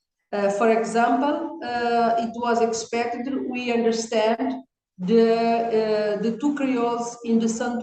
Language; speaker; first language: English; non-native, learner; Kabuverdianu